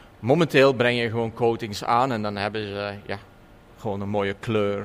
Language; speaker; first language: Dutch; native; Dutch